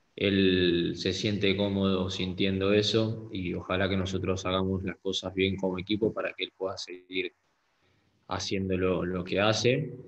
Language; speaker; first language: Spanish; native; Spanish